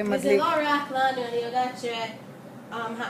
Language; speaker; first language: Hebrew; early bilingual, other home language; English